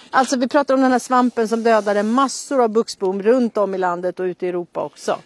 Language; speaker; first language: Swedish; native; Swedish